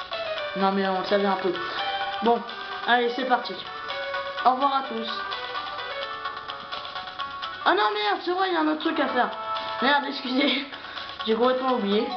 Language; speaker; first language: French; native; French